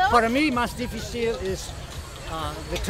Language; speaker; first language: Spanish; non-native, learner; English